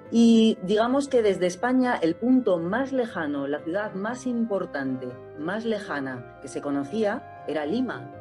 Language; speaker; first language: Spanish; native; Spanish